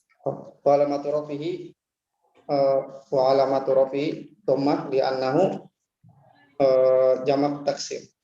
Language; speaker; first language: Arabic; non-native, learner; Indonesian